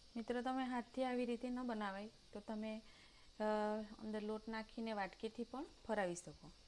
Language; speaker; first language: Gujarati; non-native, local second language; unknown